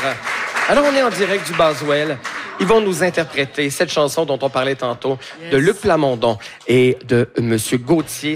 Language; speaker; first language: French; native; French